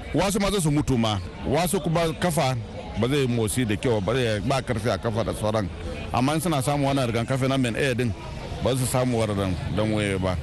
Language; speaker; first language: Hausa; non-native, local second language; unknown